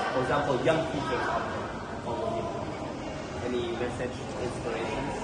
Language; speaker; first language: English; non-native, learner; Indonesian